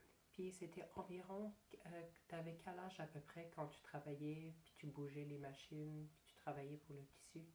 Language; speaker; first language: French; native; French